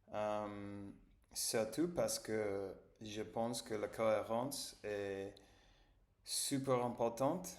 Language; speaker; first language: French; non-native, learner; English